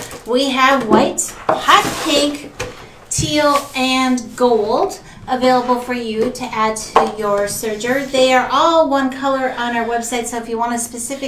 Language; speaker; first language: English; native; English